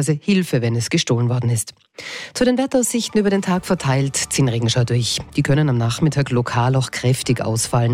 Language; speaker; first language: German; native; German